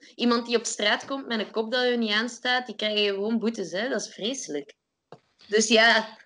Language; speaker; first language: Dutch; native; Dutch